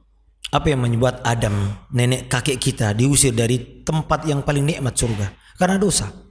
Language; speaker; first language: Indonesian; native; Indonesian